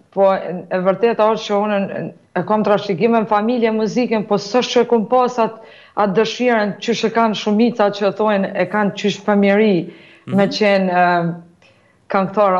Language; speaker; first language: Albanian; early bilingual, heritage; Albanian